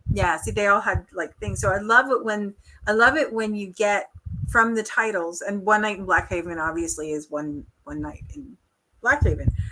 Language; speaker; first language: English; native; English